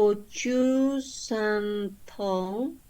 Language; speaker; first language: Chinese; non-native, learner; Indonesian